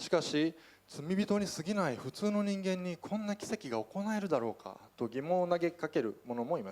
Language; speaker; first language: Japanese; native; Japanese